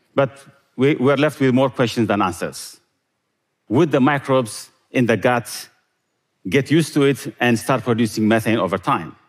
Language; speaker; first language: English; non-native, fluent; Tigrinya